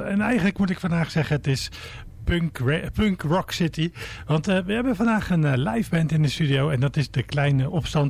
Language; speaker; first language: Dutch; native; Dutch